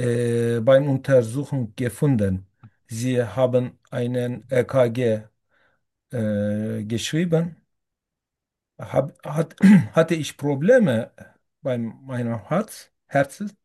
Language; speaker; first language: German; non-native, learner; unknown